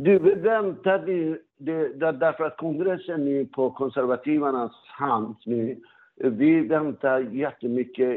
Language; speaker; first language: Swedish; non-native, fluent; Persian